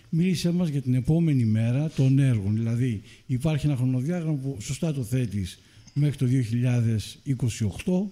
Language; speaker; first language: Greek; native; Greek